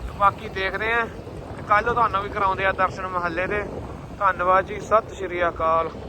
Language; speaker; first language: Punjabi; native; Punjabi